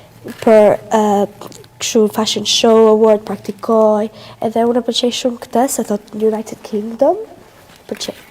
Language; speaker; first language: Albanian; early bilingual, heritage; Albanian